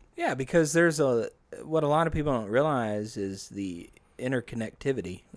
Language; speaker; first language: English; native; English